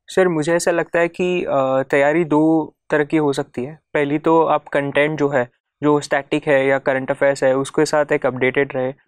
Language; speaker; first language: Hindi; non-native, local second language; Marathi